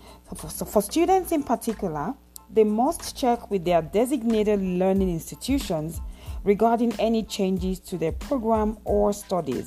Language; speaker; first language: English; non-native, local second language; Yoruba